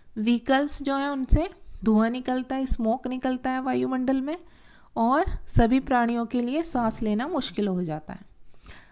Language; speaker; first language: Hindi; native; Hindi